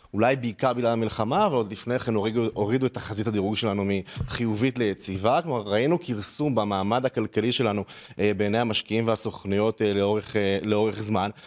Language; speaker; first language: Hebrew; native; Hebrew